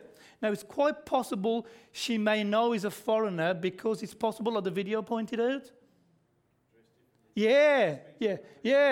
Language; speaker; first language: English; native; English